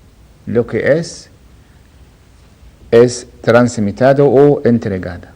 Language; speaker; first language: Spanish; non-native, learner; Arabic